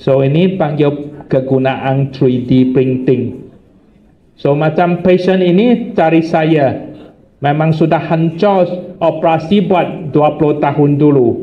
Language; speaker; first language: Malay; non-native, local second language; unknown